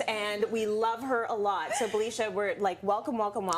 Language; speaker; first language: English; native; English